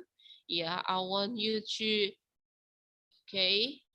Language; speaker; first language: English; non-native, fluent; Indonesian